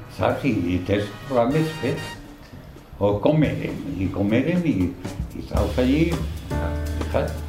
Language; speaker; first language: Catalan; non-native, local second language; Spanish